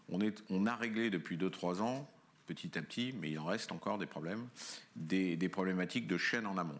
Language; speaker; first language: French; native; French